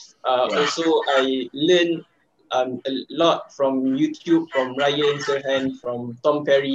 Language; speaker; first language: English; non-native, local second language; Malay